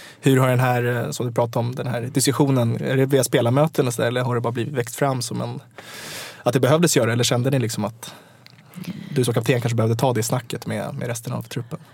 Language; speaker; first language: Swedish; native; Swedish